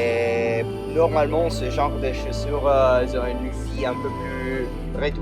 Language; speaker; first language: French; non-native, fluent; Spanish